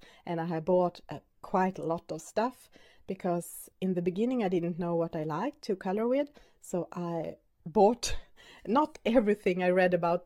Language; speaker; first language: English; non-native, fluent; Swedish